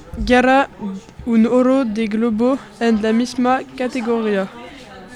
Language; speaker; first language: Spanish; non-native, learner; French